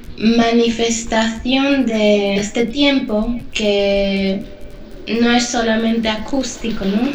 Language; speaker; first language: Spanish; non-native, fluent; Slovak